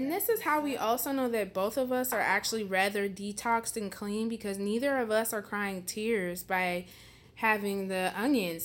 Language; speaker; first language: English; native; English